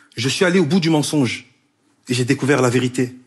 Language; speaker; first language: French; native; French